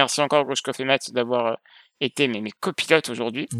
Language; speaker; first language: French; native; French